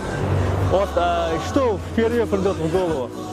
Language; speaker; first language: Russian; non-native, fluent; Uzbek